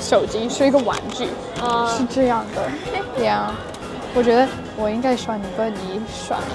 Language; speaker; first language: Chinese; non-native, learner; English